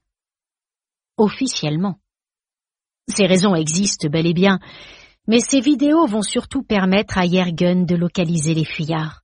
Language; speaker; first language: French; native; French